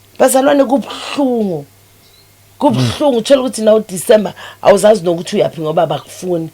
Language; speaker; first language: Zulu; native; Zulu